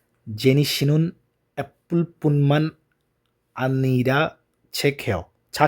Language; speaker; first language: Korean; non-native, fluent; Bangla